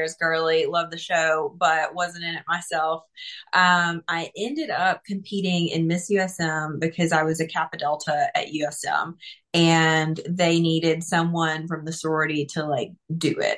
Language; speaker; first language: English; native; English